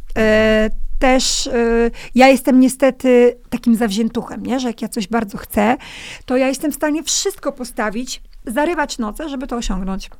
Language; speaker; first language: Polish; native; Polish